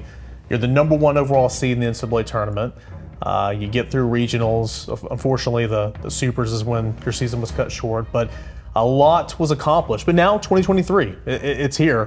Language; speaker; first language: English; native; English